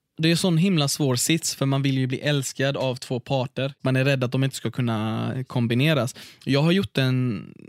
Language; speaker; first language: Swedish; early bilingual, other home language; Arabic